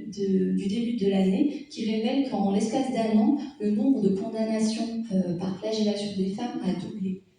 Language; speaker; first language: French; native; French